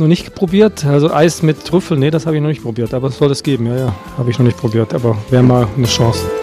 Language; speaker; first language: German; early bilingual, heritage; Croatian